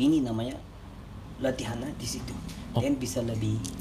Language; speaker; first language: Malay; non-native, learner; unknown